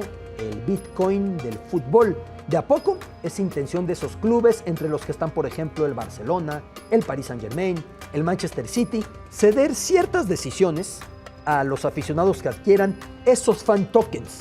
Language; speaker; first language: Spanish; native; Spanish